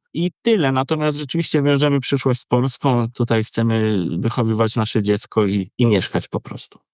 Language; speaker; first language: Polish; native; Polish